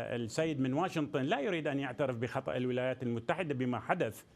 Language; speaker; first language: Arabic; native; Arabic